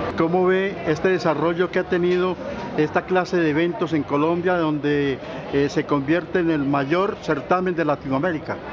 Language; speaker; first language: Spanish; native; Spanish